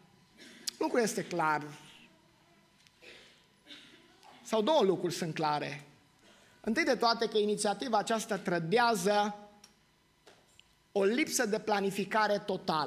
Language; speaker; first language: Romanian; native; Romanian